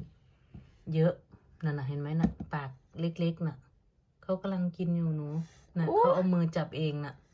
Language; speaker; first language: Thai; non-native, local second language; Lao